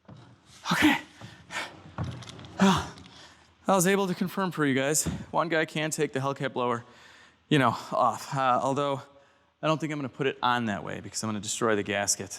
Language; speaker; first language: English; native; English